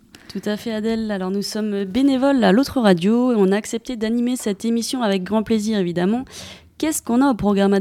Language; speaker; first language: French; native; French